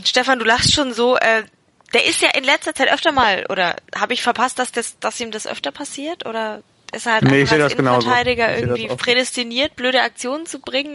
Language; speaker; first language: German; native; German